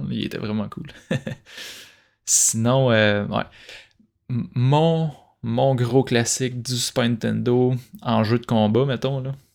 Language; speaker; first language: French; native; French